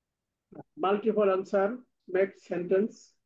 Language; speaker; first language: English; non-native, learner; Bangla